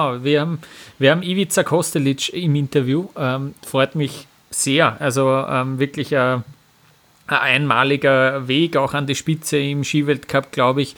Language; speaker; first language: German; native; German